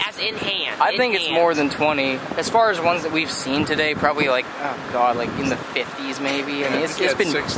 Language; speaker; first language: English; native; English